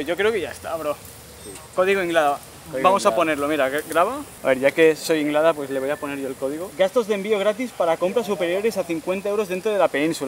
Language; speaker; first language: Spanish; native; Spanish